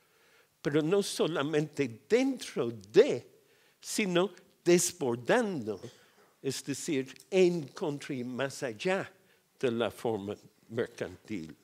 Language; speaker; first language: Spanish; non-native, fluent; English